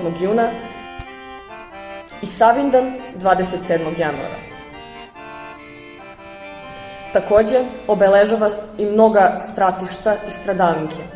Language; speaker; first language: Serbian; native; Serbian